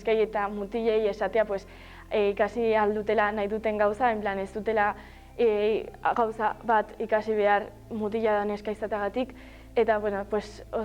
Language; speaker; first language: Basque; non-native, local second language; Spanish